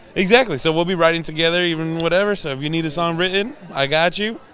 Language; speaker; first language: English; native; English